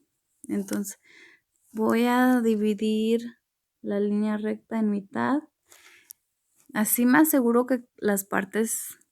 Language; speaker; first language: Spanish; early bilingual, heritage; Spanish